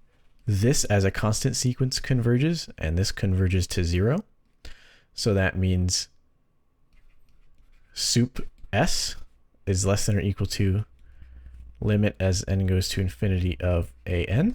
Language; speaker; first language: English; native; English